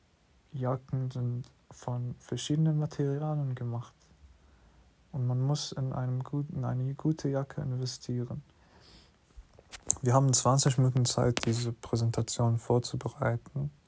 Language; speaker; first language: German; non-native, fluent; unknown